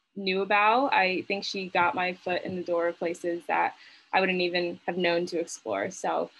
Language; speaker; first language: English; native; English